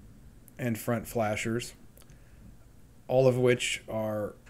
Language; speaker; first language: English; native; English